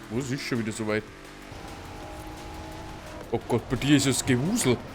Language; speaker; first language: German; native; German